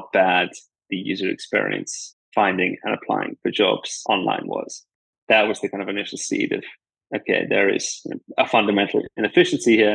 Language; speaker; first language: English; native; English